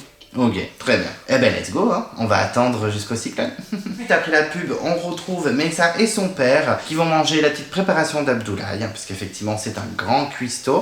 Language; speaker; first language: French; native; French